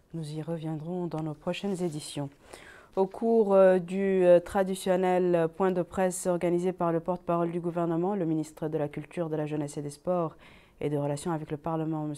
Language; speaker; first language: French; non-native, local second language; Arabic